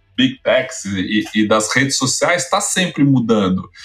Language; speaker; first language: Portuguese; native; Portuguese